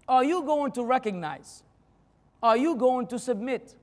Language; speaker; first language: English; non-native, fluent; Arabic